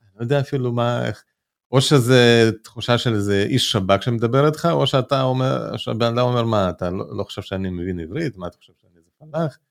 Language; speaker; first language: Hebrew; native; Hebrew